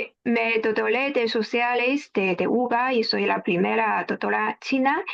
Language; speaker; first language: Spanish; non-native, fluent; Chinese